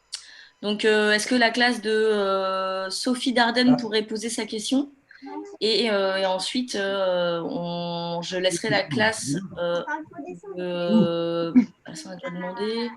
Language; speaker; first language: French; native; French